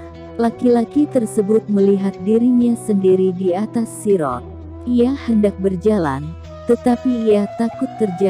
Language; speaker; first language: Indonesian; native; Indonesian